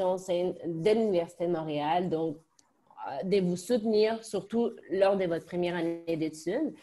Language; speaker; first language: French; native; French